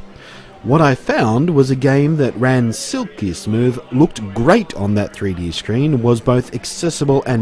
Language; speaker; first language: English; native; English